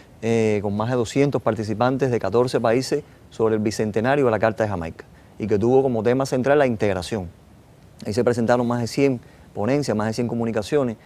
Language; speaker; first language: Spanish; native; Spanish